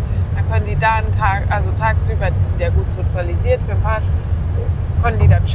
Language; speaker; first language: German; native; German